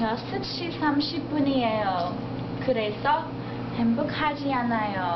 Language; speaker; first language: Korean; non-native, learner; English